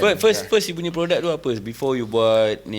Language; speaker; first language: Malay; native; Malay